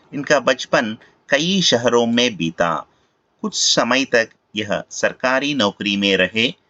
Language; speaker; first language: Hindi; non-native, local second language; Telugu